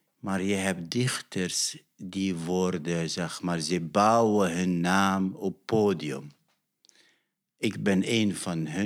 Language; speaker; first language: Dutch; non-native, fluent; Arabic